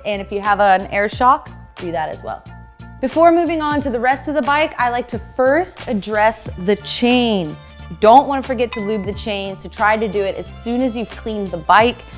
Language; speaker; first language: English; native; English